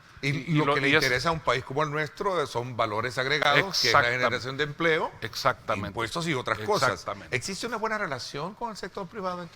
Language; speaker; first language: Spanish; native; Spanish